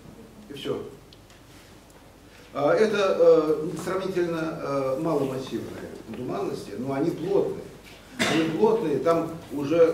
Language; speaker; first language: Russian; native; Russian